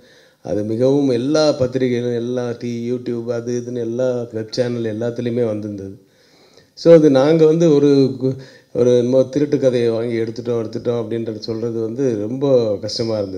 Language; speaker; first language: Tamil; native; Tamil